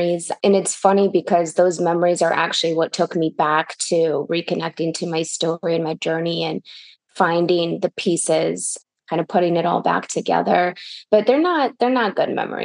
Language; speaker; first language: English; early bilingual, other home language; Russian